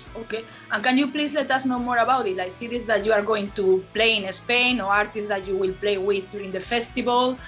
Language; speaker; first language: English; non-native, fluent; Spanish